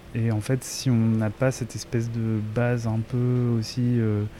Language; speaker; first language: French; native; French